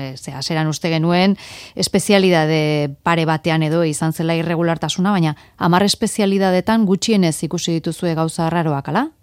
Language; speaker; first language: Basque; native; Basque